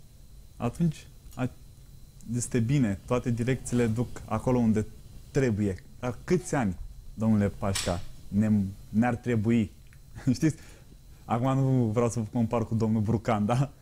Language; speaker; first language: Romanian; native; Romanian